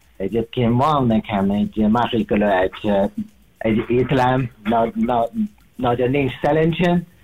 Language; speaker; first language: Hungarian; non-native, learner; Chinese